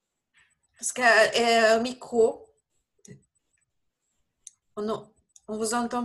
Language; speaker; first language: French; non-native, fluent; Portuguese